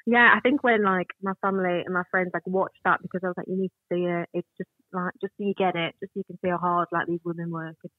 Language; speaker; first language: English; native; English